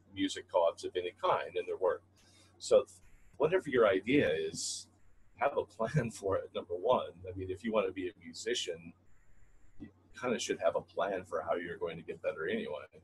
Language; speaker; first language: English; native; English